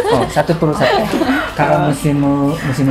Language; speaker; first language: Indonesian; non-native, learner; Japanese